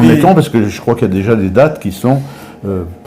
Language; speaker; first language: French; native; French